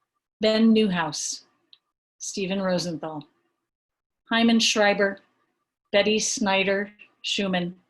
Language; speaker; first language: English; native; English